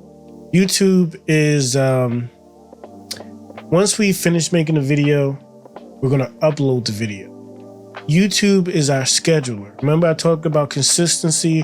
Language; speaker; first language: English; native; English